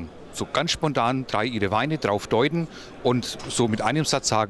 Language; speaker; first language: German; native; German